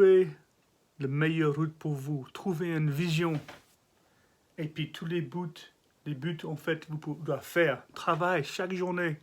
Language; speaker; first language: French; non-native, learner; English